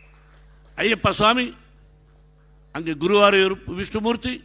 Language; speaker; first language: Tamil; non-native, learner; Telugu